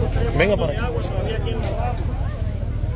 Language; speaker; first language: Spanish; native; Spanish